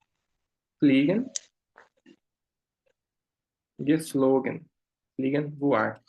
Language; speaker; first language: German; non-native, fluent; Portuguese